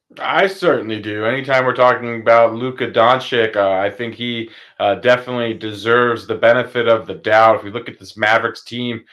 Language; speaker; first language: English; native; English